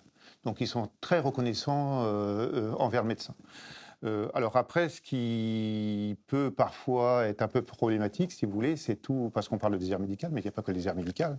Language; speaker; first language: French; native; French